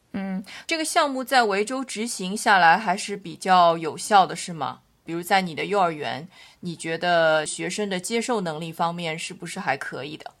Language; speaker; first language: Chinese; native; Chinese